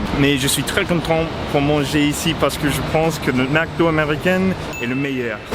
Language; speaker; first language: French; non-native, learner; English